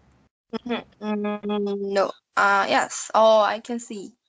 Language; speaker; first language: English; non-native, learner; Korean